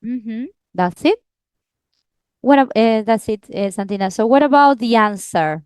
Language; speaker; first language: English; non-native, fluent; Spanish